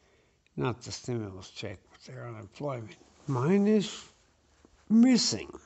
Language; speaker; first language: English; native; English